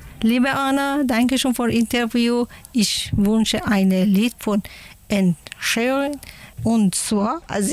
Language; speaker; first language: German; non-native, learner; Persian